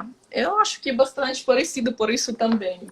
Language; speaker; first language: Portuguese; non-native, fluent; Ukrainian